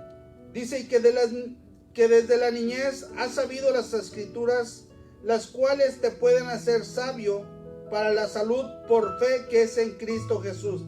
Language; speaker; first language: Spanish; native; Spanish